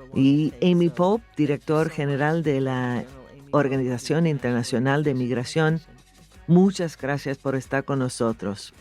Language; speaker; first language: Spanish; non-native, fluent; English